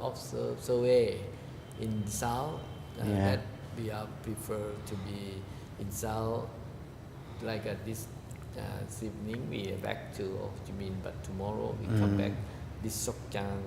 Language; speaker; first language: English; non-native, learner; Thai